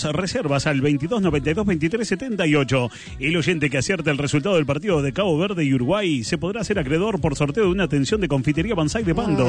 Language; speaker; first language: Spanish; native; Spanish